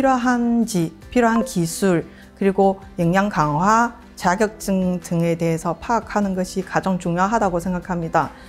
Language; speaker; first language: Korean; non-native, fluent; Chinese